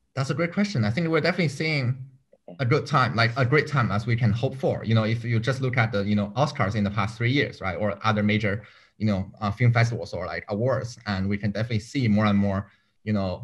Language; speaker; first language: English; non-native, fluent; Chinese